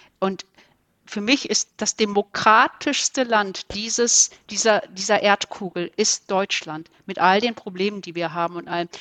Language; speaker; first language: German; early bilingual, other home language; Turkish